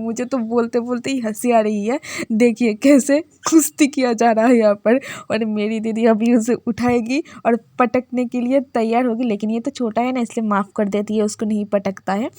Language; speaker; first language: Hindi; non-native, local second language; Bangla